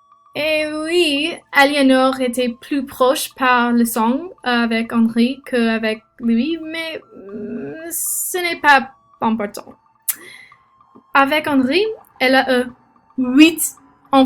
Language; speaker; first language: French; non-native, learner; English